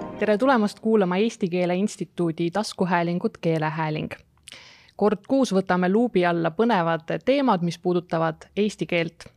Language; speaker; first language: Estonian; native; Estonian